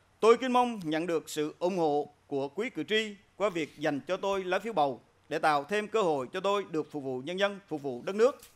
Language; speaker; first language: Vietnamese; non-native, local second language; Eastern Cham